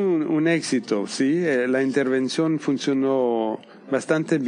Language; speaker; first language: Spanish; non-native, fluent; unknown